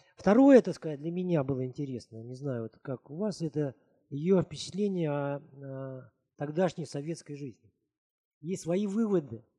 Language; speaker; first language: Russian; native; Russian